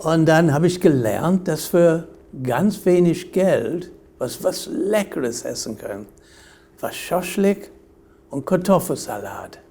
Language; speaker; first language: German; non-native, fluent; English